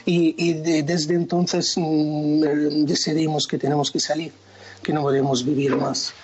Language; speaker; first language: Spanish; non-native, fluent; Arabic